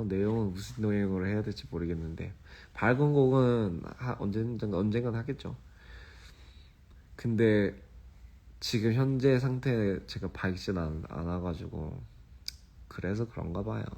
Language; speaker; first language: Korean; early bilingual, heritage; English